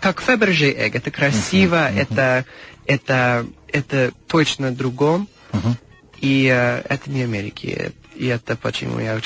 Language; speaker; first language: Russian; non-native, learner; English